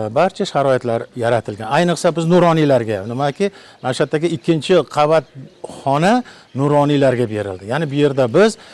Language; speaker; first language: Uzbek; native; Uzbek